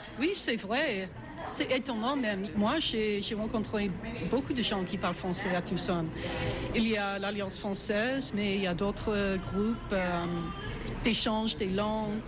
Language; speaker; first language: French; non-native, fluent; English